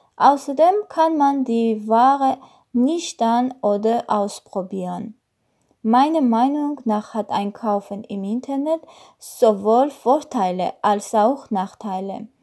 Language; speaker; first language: German; non-native, learner; Armenian